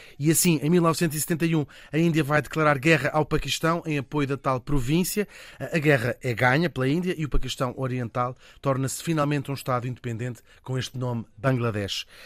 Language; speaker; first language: Portuguese; native; Portuguese